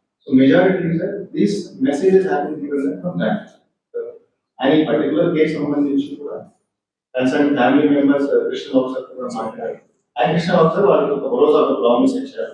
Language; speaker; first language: English; non-native, local second language; Telugu